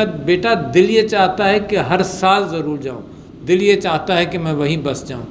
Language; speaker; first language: Urdu; native; Urdu